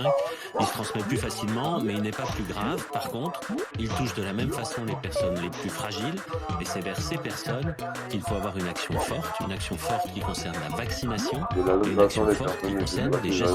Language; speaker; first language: French; native; French